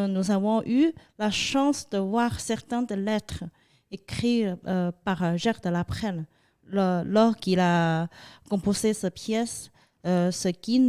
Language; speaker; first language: French; non-native, fluent; Chinese